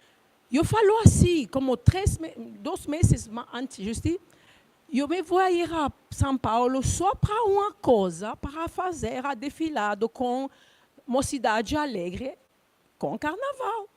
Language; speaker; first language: Portuguese; non-native, learner; Luba-Lulua